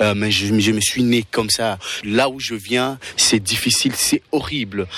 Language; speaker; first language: French; non-native, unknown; Portuguese